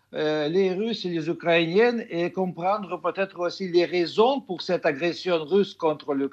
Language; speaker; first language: French; non-native, fluent; Russian